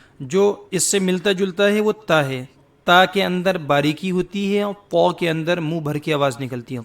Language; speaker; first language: Urdu; native; Urdu